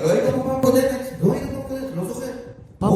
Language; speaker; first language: Hebrew; native; Hebrew